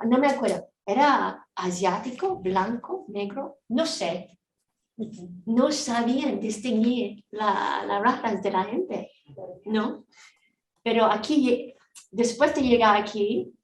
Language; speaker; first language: Spanish; non-native, fluent; Korean